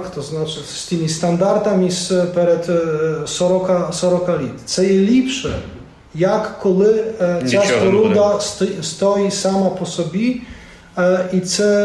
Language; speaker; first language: Ukrainian; non-native, fluent; Polish